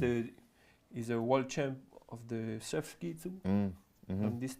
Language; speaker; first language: English; non-native, learner; French